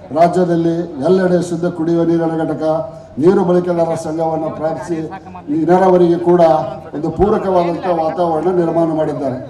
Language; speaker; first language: Kannada; native; Kannada